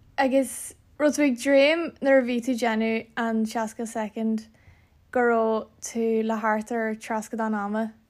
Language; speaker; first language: Irish; native; Irish